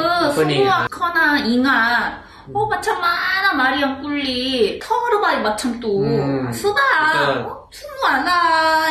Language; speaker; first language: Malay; non-native, learner; Korean